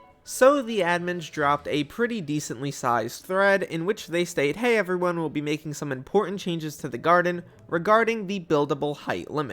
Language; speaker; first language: English; native; English